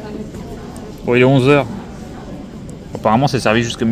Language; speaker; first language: French; native; French